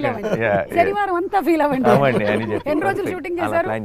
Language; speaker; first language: Telugu; native; Telugu